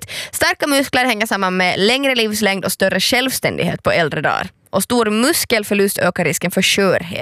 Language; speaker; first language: Swedish; native; Swedish